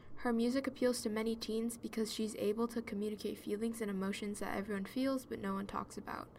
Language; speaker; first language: English; native; English